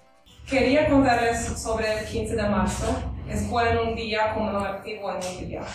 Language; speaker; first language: Spanish; non-native, fluent; Hungarian